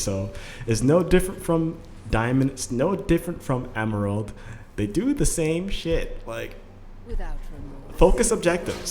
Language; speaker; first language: English; native; English